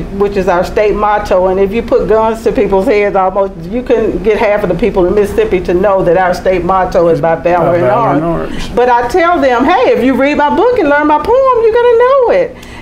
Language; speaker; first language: English; native; English